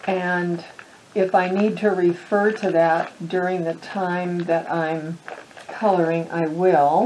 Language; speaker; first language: English; native; English